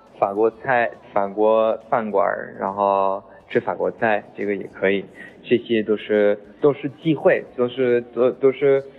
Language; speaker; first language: Chinese; non-native, fluent; French